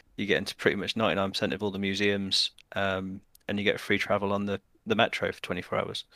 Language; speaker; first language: English; native; English